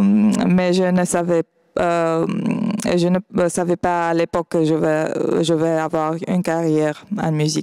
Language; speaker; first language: French; non-native, fluent; Romanian